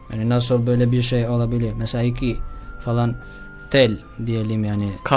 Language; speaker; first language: Turkish; non-native, learner; Albanian